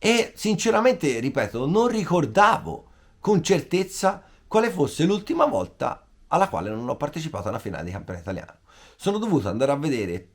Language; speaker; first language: Italian; native; Italian